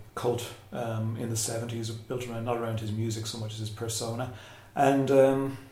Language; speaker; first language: English; native; English